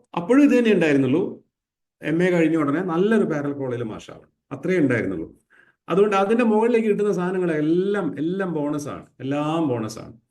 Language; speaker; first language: Malayalam; native; Malayalam